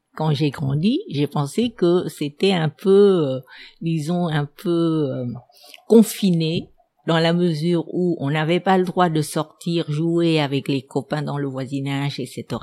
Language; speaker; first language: French; non-native, fluent; Vietnamese